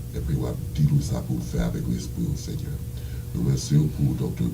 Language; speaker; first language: French; non-native, local second language; Haitian Creole